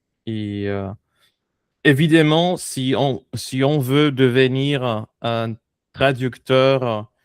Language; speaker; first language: French; non-native, fluent; Spanish